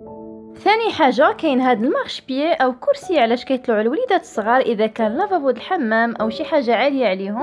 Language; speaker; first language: Arabic; native; Arabic